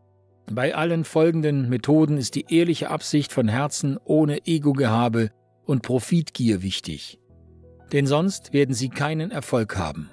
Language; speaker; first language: German; native; German